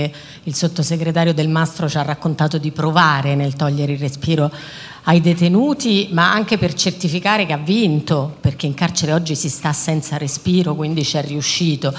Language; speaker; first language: Italian; native; Italian